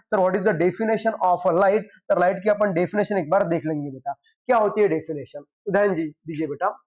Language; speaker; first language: Hindi; non-native, local second language; Marathi